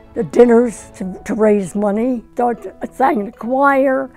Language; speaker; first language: English; native; English